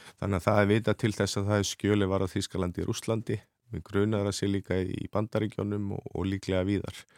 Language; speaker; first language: Icelandic; native; Icelandic